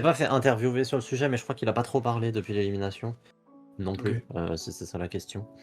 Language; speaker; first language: French; native; French